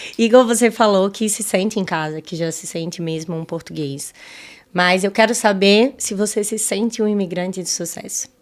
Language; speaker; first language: Portuguese; native; Portuguese